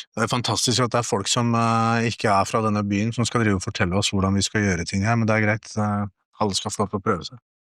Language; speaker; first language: Norwegian; early bilingual, other home language; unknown